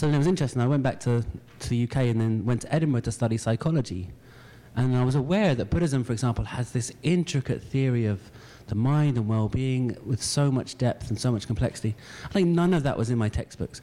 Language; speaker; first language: English; native; English